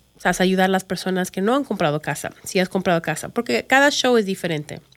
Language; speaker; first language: Spanish; early bilingual, other home language; English